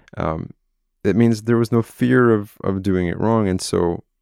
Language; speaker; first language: English; non-native, fluent; French